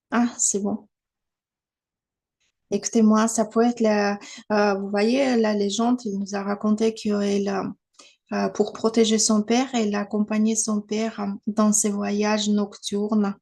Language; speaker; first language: French; non-native, fluent; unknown